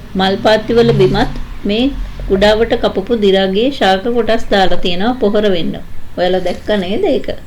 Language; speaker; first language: Sinhala; native; Sinhala